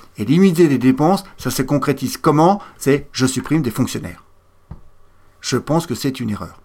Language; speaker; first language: French; native; French